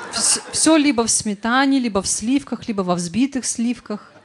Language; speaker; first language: Russian; native; Russian